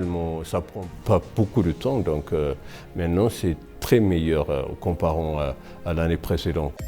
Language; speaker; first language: French; non-native, fluent; Amharic